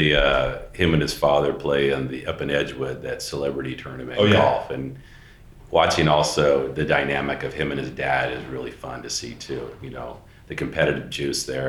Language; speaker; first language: English; native; English